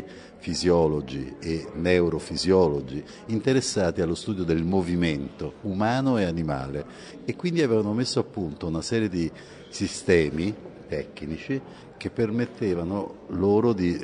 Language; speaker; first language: Italian; native; Italian